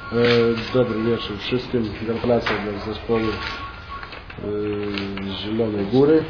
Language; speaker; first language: Polish; non-native, fluent; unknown